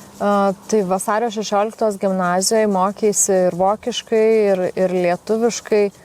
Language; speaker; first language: Lithuanian; native; Lithuanian